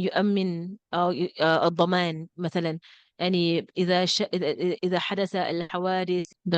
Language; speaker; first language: Arabic; non-native, fluent; English